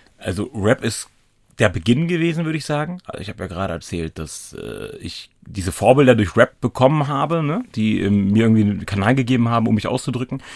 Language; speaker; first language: German; native; German